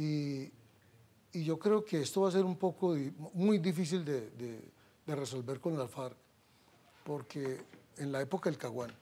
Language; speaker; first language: Spanish; native; Spanish